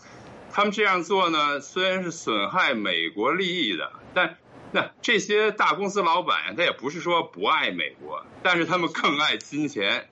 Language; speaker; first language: Chinese; native; Chinese